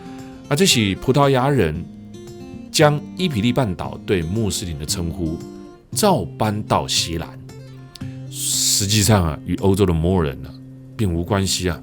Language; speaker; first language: Chinese; native; Chinese